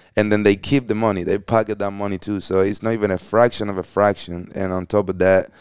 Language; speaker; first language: English; early bilingual, other home language; Spanish